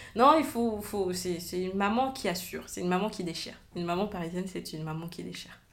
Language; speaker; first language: French; native; French